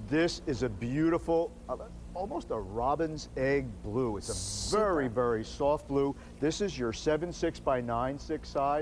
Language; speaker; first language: English; native; English